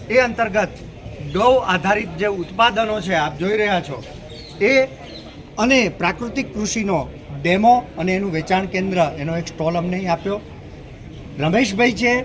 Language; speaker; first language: Gujarati; native; Gujarati